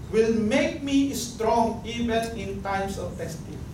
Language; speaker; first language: English; non-native, local second language; Filipino